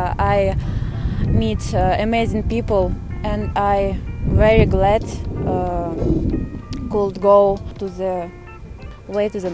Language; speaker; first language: English; non-native, learner; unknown